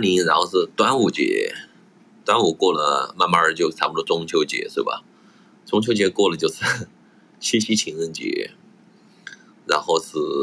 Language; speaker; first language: Chinese; native; Chinese